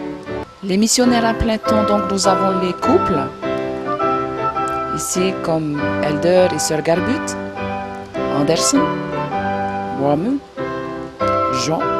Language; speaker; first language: French; native; French